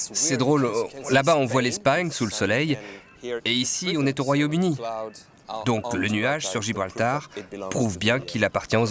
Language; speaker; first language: French; native; French